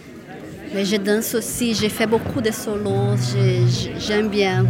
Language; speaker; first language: French; non-native, fluent; Portuguese